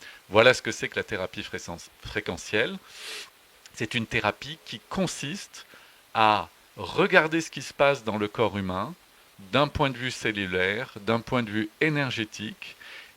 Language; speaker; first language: French; native; French